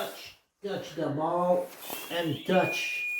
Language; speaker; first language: English; non-native, learner; French